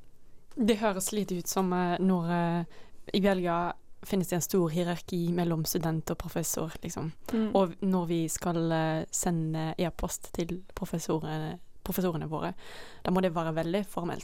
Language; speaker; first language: Norwegian; non-native, fluent; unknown